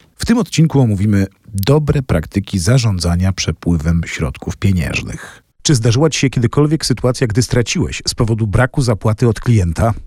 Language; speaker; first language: Polish; native; Polish